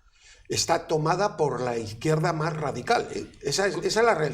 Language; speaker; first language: Spanish; native; Spanish